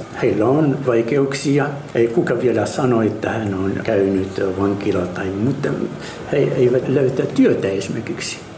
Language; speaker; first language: Finnish; non-native, learner; Arabic